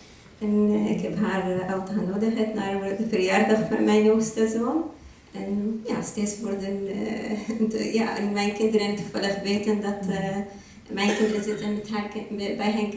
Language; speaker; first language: Dutch; non-native, learner; Arabic